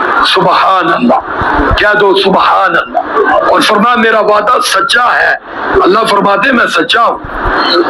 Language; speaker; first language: Urdu; native; Urdu